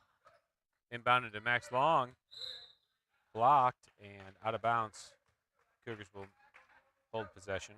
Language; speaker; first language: English; native; English